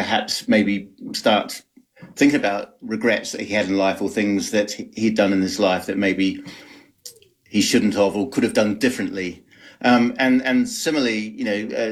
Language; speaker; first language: English; native; English